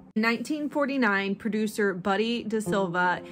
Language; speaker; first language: English; native; English